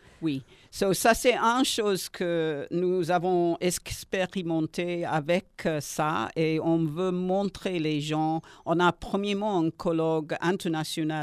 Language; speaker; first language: French; non-native, learner; English